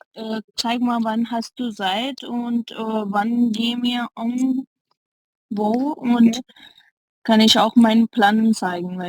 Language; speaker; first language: German; non-native, learner; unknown